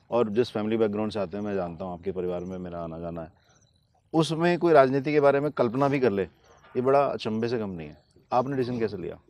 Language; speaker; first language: Hindi; native; Hindi